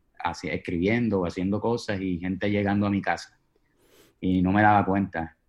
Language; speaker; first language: Spanish; native; Spanish